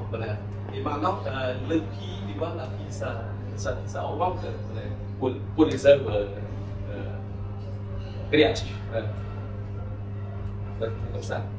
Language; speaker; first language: French; non-native, local second language; Khmer